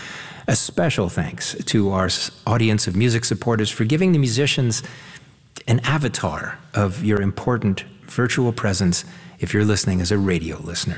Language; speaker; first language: English; native; English